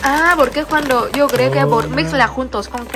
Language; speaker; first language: Spanish; non-native, learner; Vietnamese